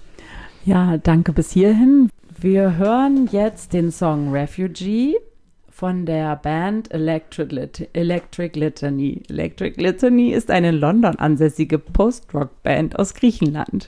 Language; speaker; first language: German; native; German